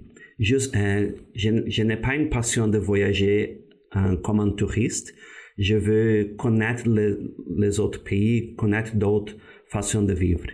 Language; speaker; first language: French; non-native, fluent; Portuguese